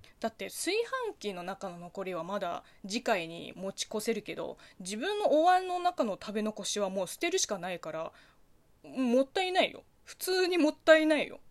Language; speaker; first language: Japanese; non-native, fluent; Chinese